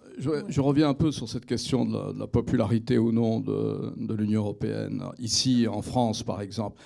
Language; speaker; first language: French; native; French